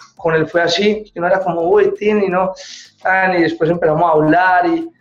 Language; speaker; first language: Spanish; native; Spanish